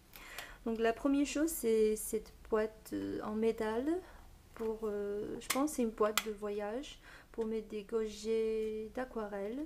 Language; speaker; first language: French; non-native, fluent; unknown